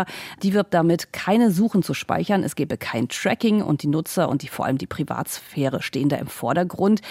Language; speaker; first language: German; native; German